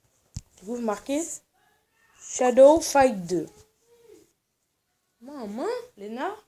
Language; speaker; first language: French; native; French